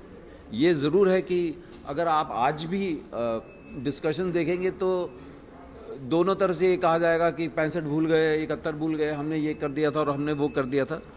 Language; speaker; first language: Hindi; native; Hindi